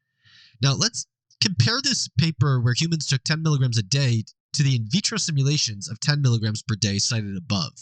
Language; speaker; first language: English; native; English